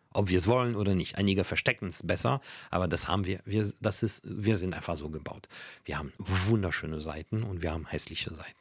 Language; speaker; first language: German; non-native, fluent; French